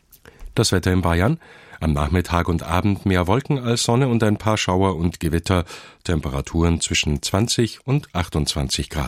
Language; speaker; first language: German; native; German